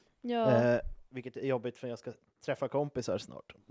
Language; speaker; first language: Swedish; native; Swedish